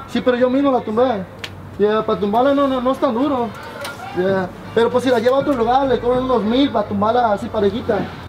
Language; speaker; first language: Spanish; early bilingual, heritage; Spanish